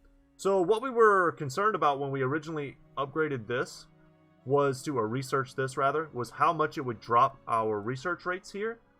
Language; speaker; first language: English; native; English